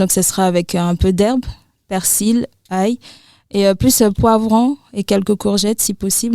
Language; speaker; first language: French; native; French